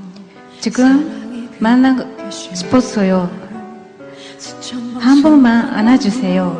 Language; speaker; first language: Korean; non-native, learner; Japanese